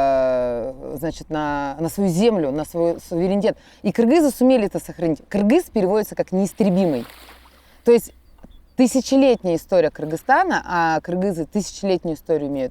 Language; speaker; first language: Russian; native; Russian